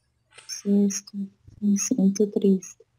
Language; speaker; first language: Spanish; non-native, fluent; Italian